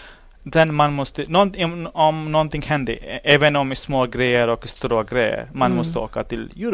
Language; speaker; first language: Swedish; non-native, learner; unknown